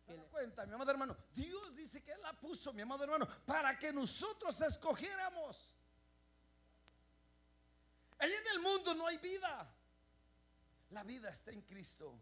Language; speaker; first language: Spanish; native; Spanish